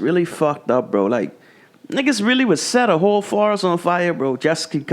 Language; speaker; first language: English; native; English